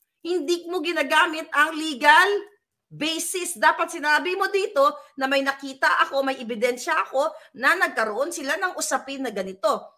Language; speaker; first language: Filipino; native; Filipino